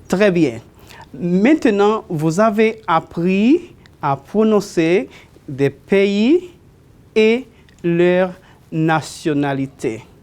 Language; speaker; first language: French; non-native, fluent; Spanish